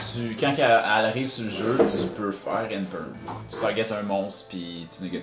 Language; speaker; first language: French; native; French